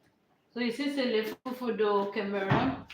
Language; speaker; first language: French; non-native, learner; English